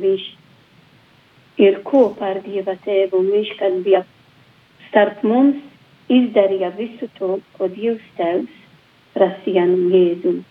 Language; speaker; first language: Latvian; non-native, fluent; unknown